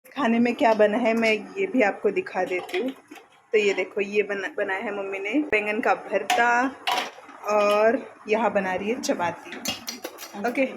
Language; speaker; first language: Hindi; non-native, local second language; Marathi